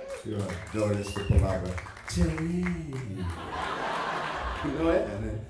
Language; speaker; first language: Portuguese; non-native, fluent; English